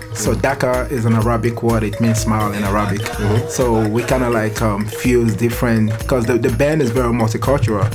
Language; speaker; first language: English; non-native, local second language; Yoruba